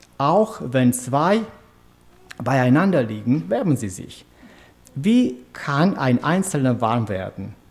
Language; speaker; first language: German; non-native, fluent; Romanian